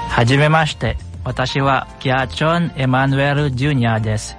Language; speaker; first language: Japanese; non-native, learner; Bikol